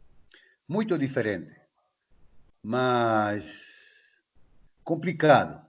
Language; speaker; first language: Portuguese; non-native, fluent; Spanish